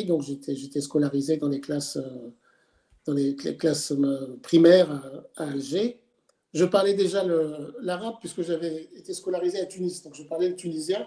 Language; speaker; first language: French; native; French